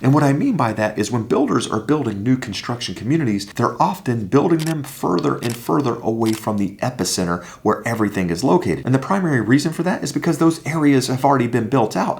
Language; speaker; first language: English; native; English